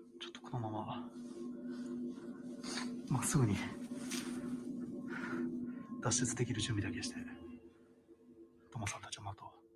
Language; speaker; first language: Japanese; native; Japanese